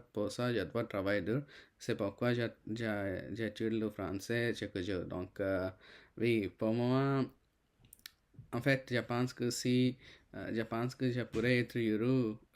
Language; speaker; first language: French; non-native, learner; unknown